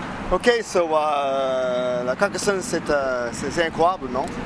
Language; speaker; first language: French; non-native, learner; English